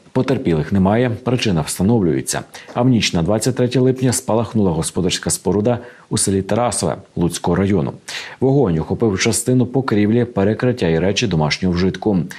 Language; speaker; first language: Ukrainian; native; Ukrainian